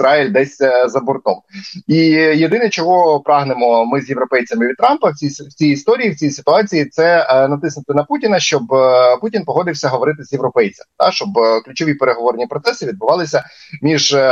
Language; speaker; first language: Ukrainian; native; Ukrainian